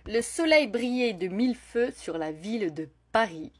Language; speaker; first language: French; native; French